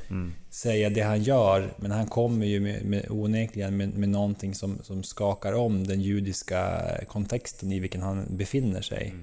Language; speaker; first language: Swedish; native; Swedish